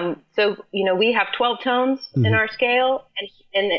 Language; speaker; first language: English; native; English